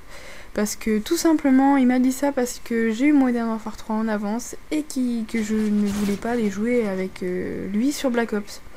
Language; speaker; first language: French; native; French